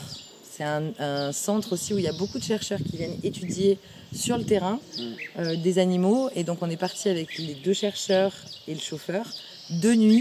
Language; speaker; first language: French; native; French